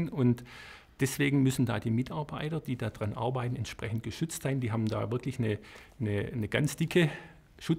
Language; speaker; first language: German; native; German